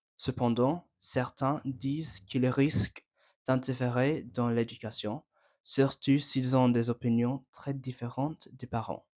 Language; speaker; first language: French; non-native, fluent; English